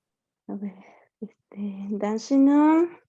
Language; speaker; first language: Korean; non-native, learner; Spanish